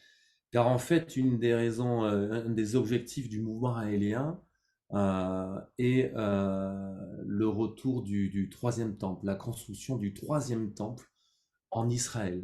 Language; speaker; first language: French; native; French